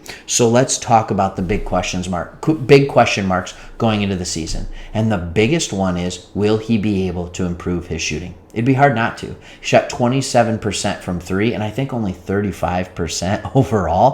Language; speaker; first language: English; native; English